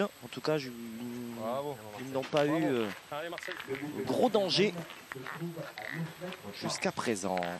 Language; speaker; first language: French; native; French